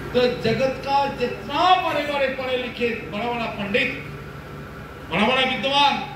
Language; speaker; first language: Hindi; non-native, local second language; Bangla